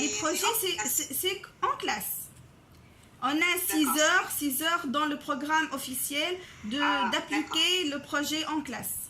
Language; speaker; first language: French; non-native, local second language; Arabic